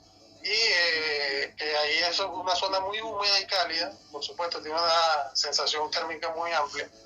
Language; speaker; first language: Spanish; native; Spanish